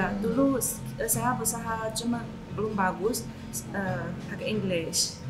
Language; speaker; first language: Indonesian; non-native, learner; Chinese